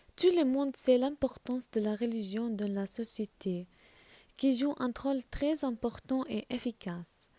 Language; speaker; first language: French; non-native, learner; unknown